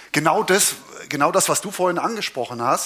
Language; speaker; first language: German; native; German